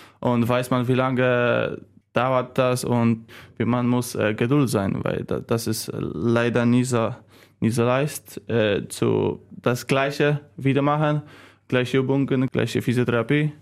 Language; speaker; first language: German; non-native, learner; Polish